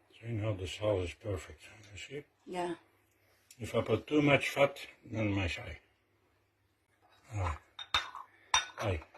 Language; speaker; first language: English; non-native, learner; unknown